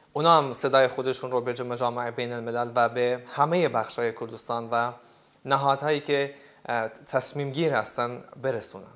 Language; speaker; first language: Persian; non-native, local second language; Central Kurdish